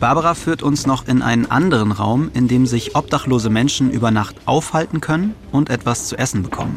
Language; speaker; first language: German; native; German